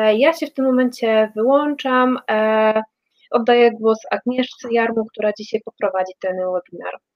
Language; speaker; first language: Polish; native; Polish